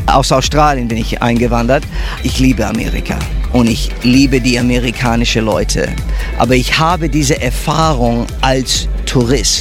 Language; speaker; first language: German; non-native, fluent; English